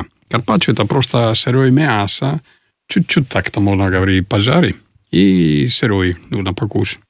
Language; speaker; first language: Russian; non-native, learner; Italian